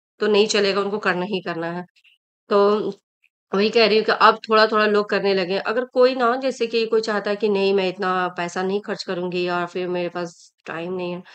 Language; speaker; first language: Hindi; native; Hindi